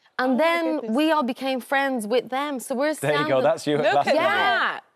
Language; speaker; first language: English; native; English